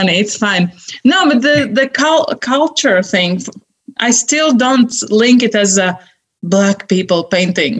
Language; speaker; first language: English; non-native, fluent; Latvian